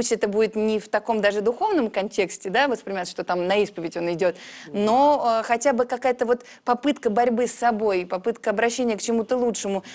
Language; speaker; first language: Russian; early bilingual, heritage; Russian